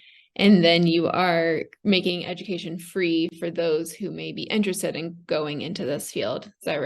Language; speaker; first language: English; native; English